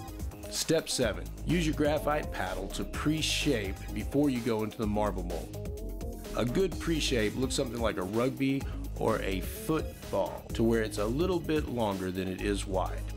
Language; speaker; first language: English; native; English